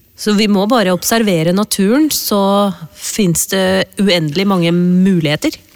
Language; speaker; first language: Norwegian; early bilingual, other home language; Urdu